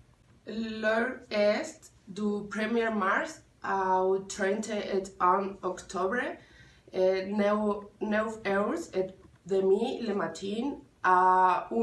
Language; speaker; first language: French; non-native, learner; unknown